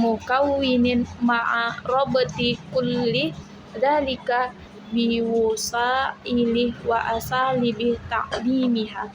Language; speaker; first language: Arabic; non-native, learner; Indonesian